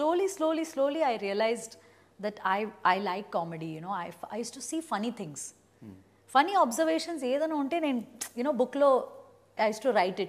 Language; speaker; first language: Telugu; early bilingual, heritage; Telugu